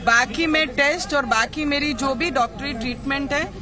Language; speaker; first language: Hindi; non-native, local second language; Marathi